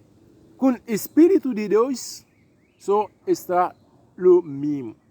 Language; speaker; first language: Spanish; non-native, learner; Haitian Creole